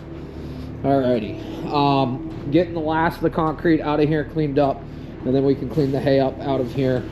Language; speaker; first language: English; native; English